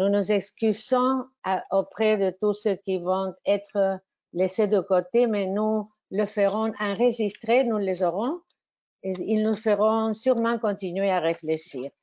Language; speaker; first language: French; non-native, fluent; Spanish